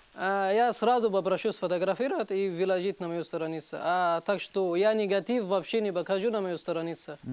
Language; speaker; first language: Russian; non-native, learner; Arabic